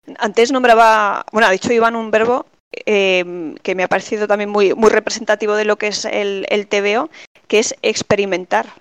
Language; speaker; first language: Spanish; native; Spanish